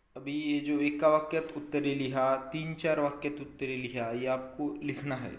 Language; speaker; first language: Hindi; non-native, local second language; Marathi